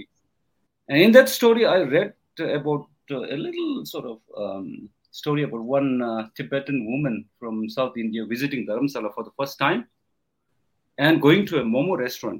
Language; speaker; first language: English; non-native, local second language; Tibetan